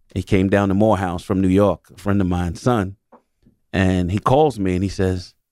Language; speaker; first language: English; native; English